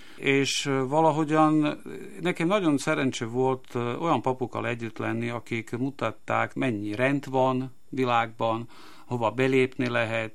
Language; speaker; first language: Hungarian; non-native, local second language; Slovak